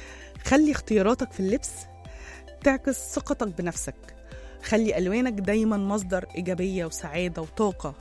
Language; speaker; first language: Arabic; native; Arabic